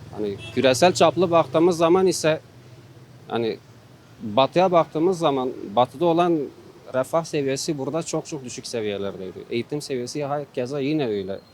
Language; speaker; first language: Turkish; non-native, local second language; Kurdish